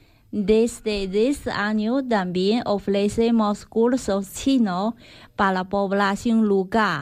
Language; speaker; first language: Spanish; non-native, learner; Chinese